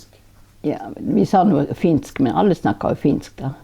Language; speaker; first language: Norwegian; non-native, local second language; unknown